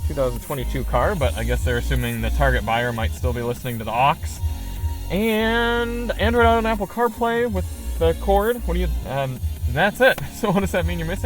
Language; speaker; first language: English; native; English